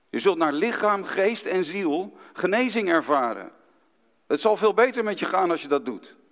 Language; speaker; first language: Dutch; native; Dutch